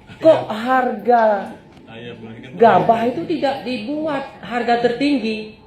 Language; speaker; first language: Indonesian; non-native, local second language; Achinese